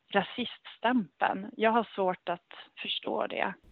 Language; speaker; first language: Swedish; native; Swedish